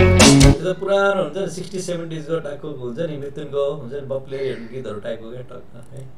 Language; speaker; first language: Nepali; native; Nepali